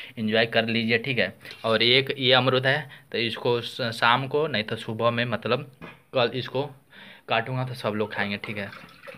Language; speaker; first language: Hindi; native; Hindi